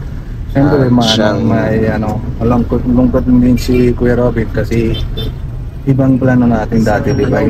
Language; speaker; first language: Filipino; non-native, learner; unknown